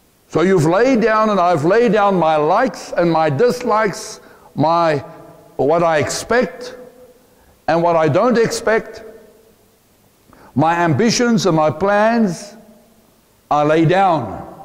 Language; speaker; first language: English; non-native, local second language; Afrikaans